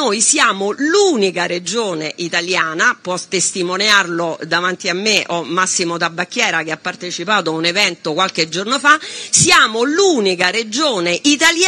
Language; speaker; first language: Italian; native; Italian